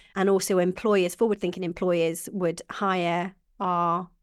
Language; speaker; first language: English; native; English